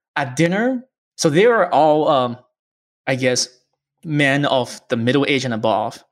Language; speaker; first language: English; early bilingual, other home language; Chinese